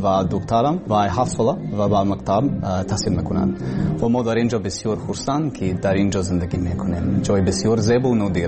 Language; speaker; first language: Persian; non-native, learner; English